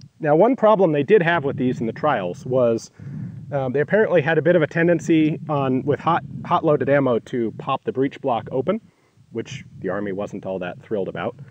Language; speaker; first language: English; native; English